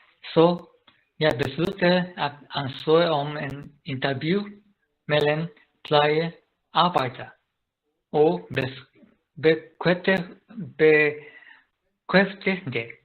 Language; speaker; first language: Danish; non-native, learner; Japanese